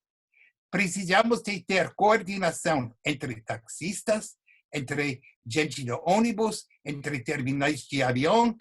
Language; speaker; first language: Portuguese; non-native, fluent; English